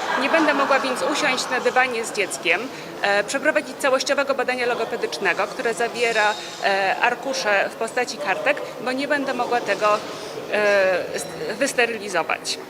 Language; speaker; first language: Polish; native; Polish